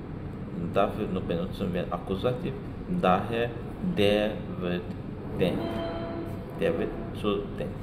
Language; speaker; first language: German; non-native, fluent; Azerbaijani